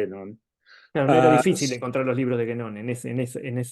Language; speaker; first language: Spanish; native; Spanish